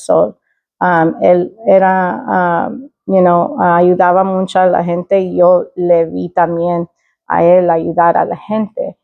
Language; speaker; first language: Spanish; early bilingual, heritage; Spanish